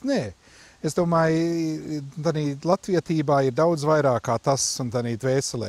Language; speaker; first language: Latvian; early bilingual, heritage; Latvian